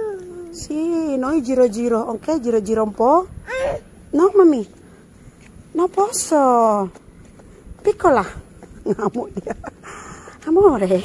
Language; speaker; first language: Italian; non-native, learner; Indonesian